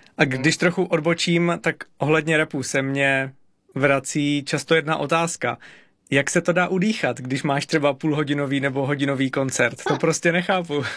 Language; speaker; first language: Czech; native; Czech